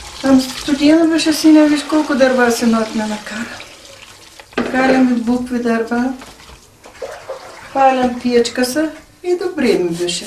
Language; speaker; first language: Bulgarian; native; Bulgarian